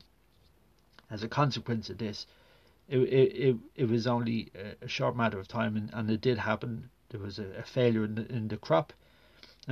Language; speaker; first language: English; native; English